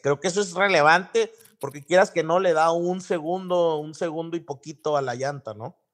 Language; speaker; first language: Spanish; native; Spanish